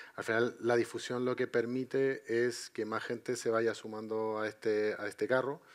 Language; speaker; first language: Spanish; native; Spanish